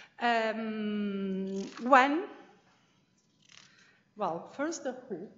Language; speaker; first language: English; non-native, fluent; Italian